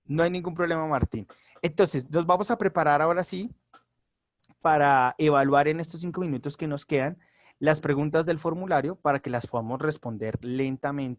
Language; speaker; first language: Spanish; native; Spanish